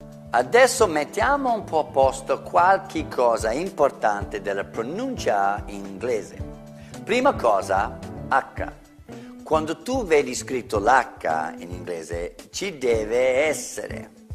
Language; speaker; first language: Italian; non-native, fluent; English